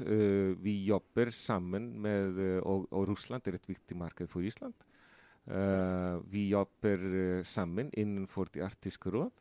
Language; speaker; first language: Norwegian; non-native, fluent; Icelandic